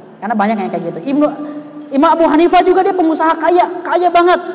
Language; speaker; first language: Indonesian; native; Indonesian